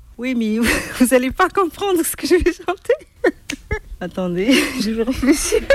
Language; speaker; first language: French; non-native, local second language; Arabic